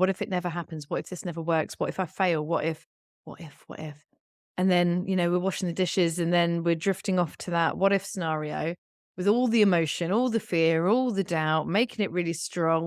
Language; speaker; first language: English; native; English